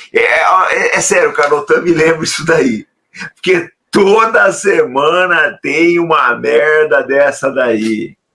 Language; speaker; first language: Portuguese; native; Portuguese